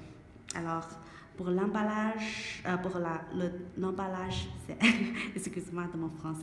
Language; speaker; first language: French; non-native, learner; Chinese